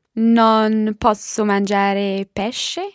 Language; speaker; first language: Italian; non-native, learner; English